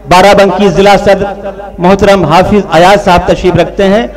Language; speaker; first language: Urdu; native; Urdu